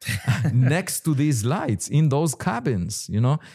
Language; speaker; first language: English; non-native, fluent; Hebrew